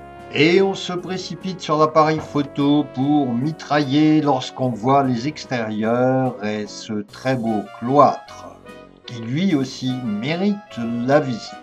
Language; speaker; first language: French; native; French